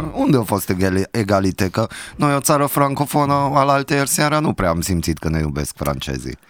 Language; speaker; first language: Romanian; native; Romanian